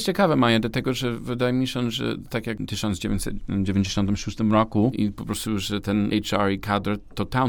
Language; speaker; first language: Polish; non-native, learner; English